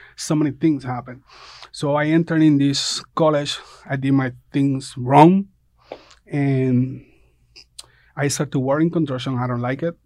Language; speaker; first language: English; non-native, fluent; Spanish